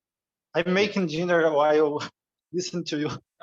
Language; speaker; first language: English; non-native, learner; Portuguese